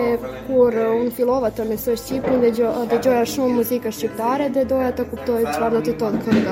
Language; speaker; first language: Albanian; non-native, fluent; Serbian